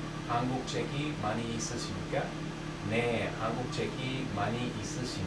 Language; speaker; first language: Korean; non-native, learner; English